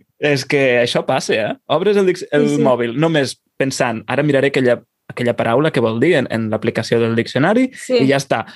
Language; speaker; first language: Catalan; native; Catalan